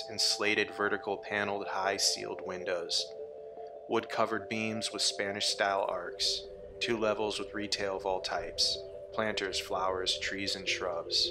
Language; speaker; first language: English; native; English